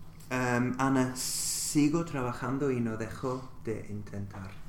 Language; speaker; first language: Spanish; non-native, fluent; English